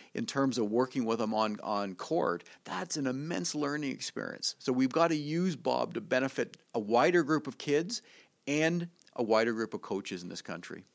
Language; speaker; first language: English; native; English